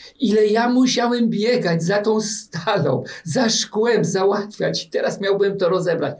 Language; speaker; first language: Polish; native; Polish